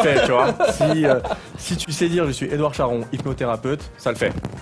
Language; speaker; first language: French; native; French